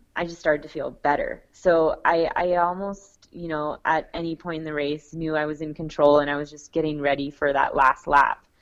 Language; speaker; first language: English; native; English